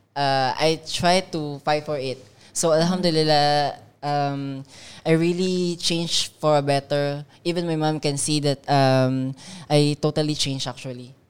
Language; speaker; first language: English; non-native, local second language; Filipino